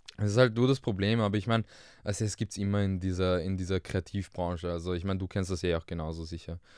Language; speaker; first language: German; early bilingual, other home language; English